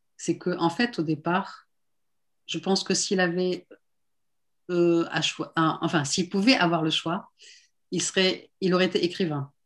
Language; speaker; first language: French; non-native, local second language; Arabic